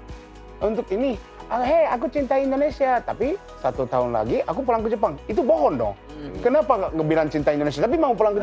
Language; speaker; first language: Indonesian; non-native, fluent; Japanese